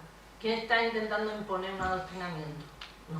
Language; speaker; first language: Spanish; native; Spanish